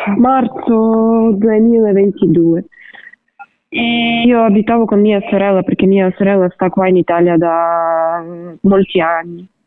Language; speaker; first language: Italian; non-native, learner; Ukrainian